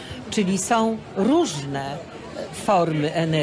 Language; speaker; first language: Polish; native; Polish